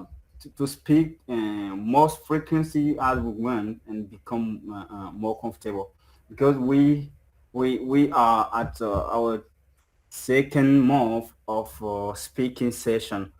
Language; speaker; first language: English; non-native, fluent; French